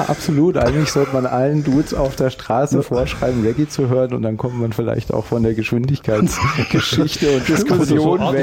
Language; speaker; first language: German; native; German